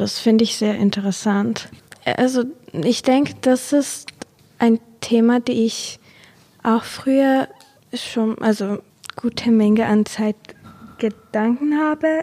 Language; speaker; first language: German; non-native, fluent; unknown